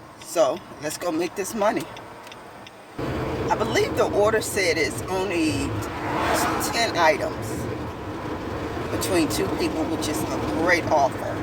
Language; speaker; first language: English; native; English